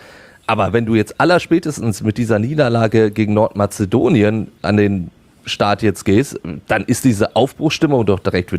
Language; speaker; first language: German; native; German